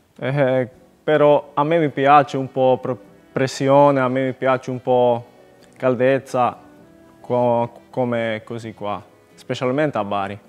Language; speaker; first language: Italian; non-native, learner; Macedonian